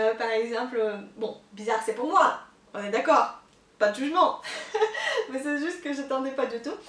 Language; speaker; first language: French; non-native, fluent; Russian